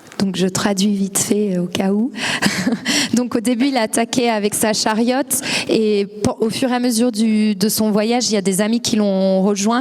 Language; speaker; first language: French; native; French